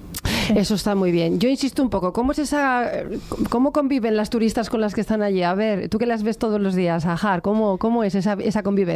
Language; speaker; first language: Spanish; native; Spanish